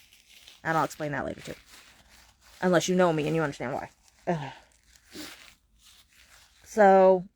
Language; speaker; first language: English; native; English